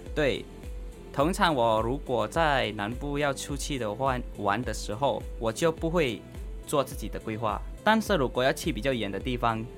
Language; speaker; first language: Chinese; non-native, fluent; Indonesian